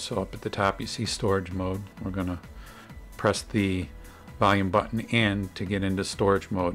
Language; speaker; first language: English; native; English